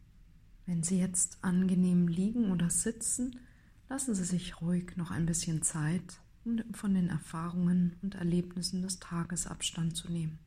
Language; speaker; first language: German; native; German